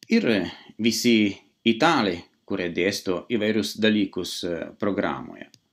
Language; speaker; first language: Lithuanian; non-native, fluent; Italian